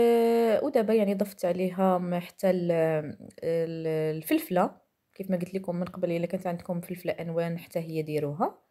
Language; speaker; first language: Arabic; native; Arabic